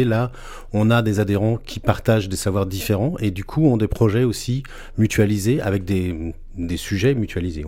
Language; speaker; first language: French; native; French